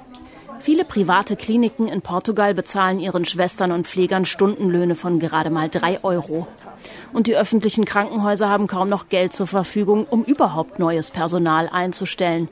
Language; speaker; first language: German; native; German